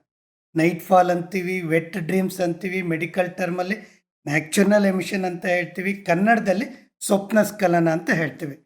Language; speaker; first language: Kannada; native; Kannada